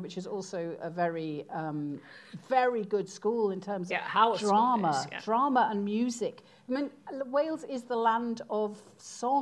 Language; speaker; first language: English; native; English